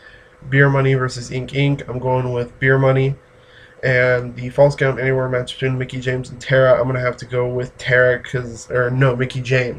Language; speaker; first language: English; native; English